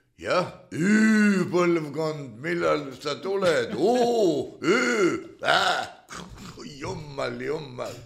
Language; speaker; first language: Estonian; native; Estonian